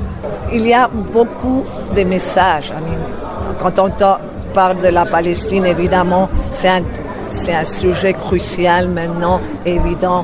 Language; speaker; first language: French; non-native, fluent; Spanish